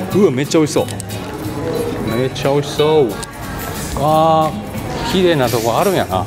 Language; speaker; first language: Japanese; native; Japanese